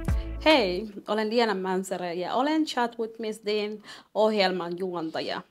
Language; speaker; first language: Finnish; non-native, fluent; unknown